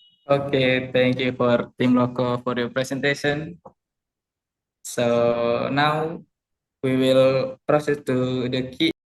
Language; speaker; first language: English; non-native, learner; Indonesian